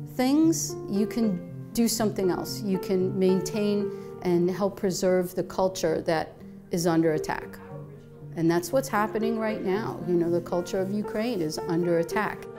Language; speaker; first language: English; native; English